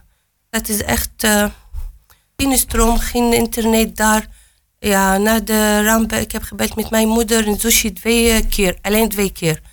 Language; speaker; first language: Dutch; non-native, learner; Arabic